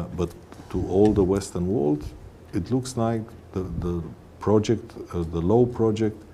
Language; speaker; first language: English; non-native, fluent; Romanian